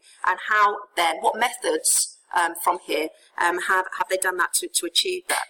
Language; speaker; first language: English; native; English